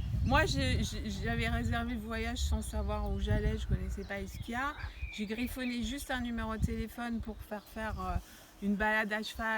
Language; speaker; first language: French; native; French